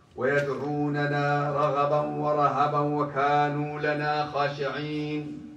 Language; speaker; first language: Arabic; non-native, local second language; Somali